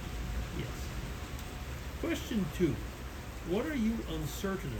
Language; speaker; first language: English; native; English